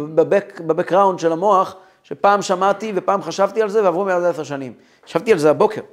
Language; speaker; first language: Hebrew; non-native, fluent; Russian